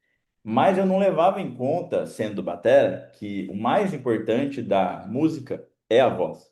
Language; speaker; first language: Portuguese; native; Portuguese